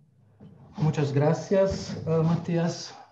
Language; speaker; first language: Spanish; non-native, fluent; Slovenian